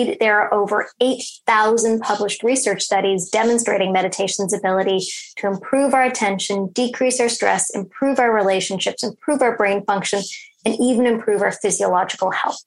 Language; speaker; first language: English; native; English